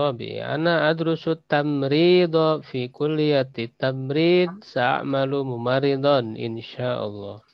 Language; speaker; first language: Arabic; non-native, fluent; Indonesian